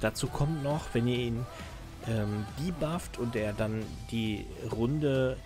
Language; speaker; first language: German; native; German